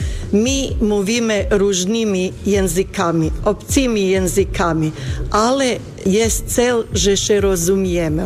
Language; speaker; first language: Polish; non-native, fluent; Bosnian